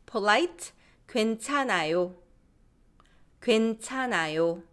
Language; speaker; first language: Korean; non-native, fluent; English